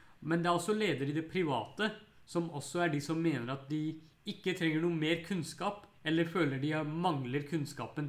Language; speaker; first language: Norwegian; early bilingual, other home language; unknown